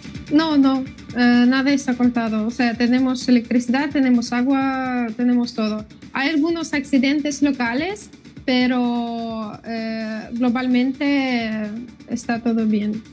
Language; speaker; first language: Spanish; non-native, fluent; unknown